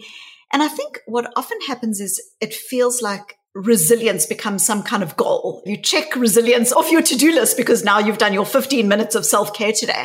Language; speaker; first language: English; native; English